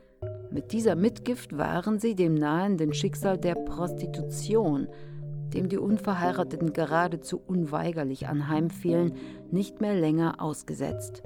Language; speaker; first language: German; native; German